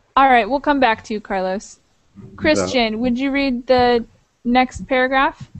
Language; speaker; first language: English; native; English